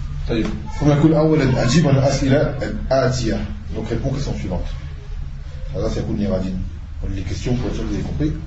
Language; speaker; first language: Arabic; non-native, fluent; French